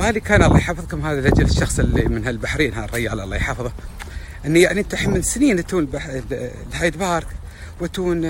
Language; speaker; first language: Arabic; native; Arabic